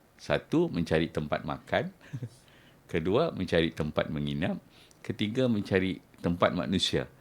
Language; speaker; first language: Malay; native; Malay